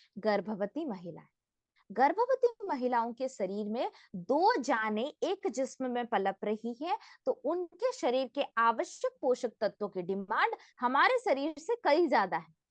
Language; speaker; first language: Hindi; non-native, local second language; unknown